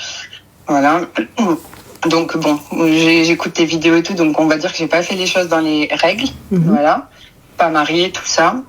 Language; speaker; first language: French; native; French